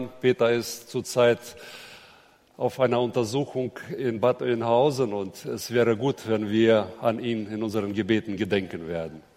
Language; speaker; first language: German; native; German